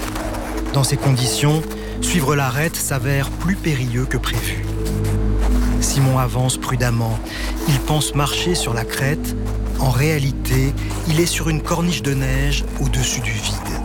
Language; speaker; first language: French; native; French